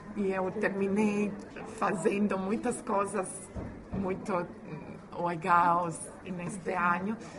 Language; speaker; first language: Portuguese; non-native, fluent; Croatian